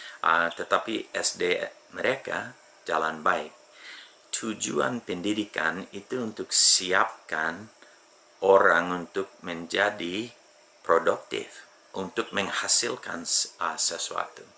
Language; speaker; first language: Indonesian; non-native, fluent; English